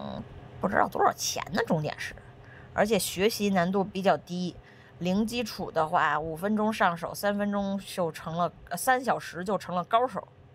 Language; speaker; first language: Chinese; native; Chinese